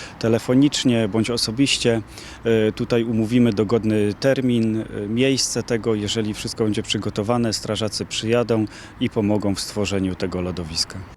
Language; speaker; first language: Polish; native; Polish